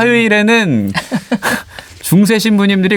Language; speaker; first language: Korean; native; Korean